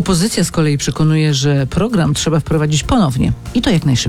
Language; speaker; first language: Polish; native; Polish